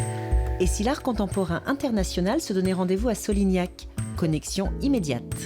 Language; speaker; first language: French; native; French